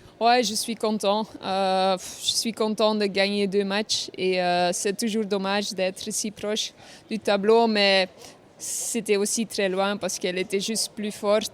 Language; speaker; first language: French; non-native, fluent; Dutch